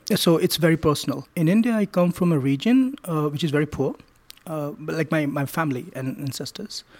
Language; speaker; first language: English; non-native, local second language; Hindi